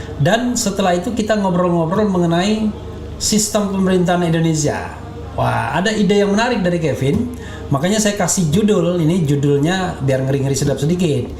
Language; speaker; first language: Indonesian; native; Indonesian